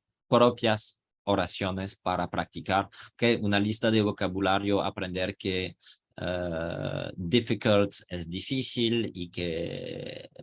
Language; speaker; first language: Spanish; non-native, fluent; French